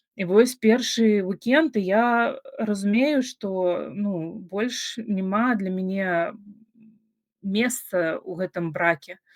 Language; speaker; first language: Belarusian; non-native, local second language; Russian